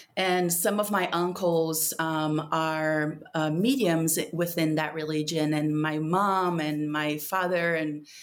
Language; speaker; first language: English; non-native, fluent; Portuguese